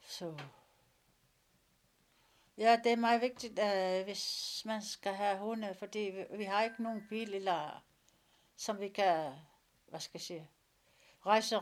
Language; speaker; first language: Danish; non-native, local second language; Kalaallisut